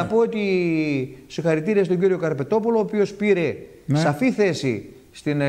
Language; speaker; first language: Greek; native; Greek